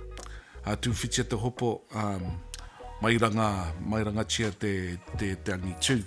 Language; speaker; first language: Māori; non-native, local second language; English